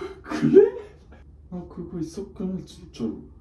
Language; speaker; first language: Korean; non-native, learner; Japanese